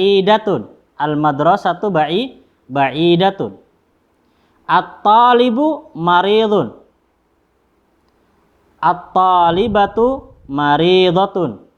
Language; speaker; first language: Arabic; non-native, fluent; Indonesian